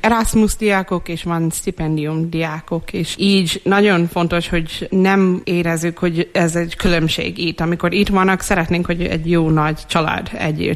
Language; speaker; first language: Hungarian; non-native, fluent; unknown